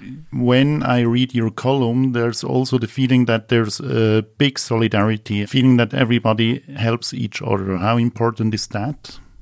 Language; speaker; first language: English; non-native, fluent; German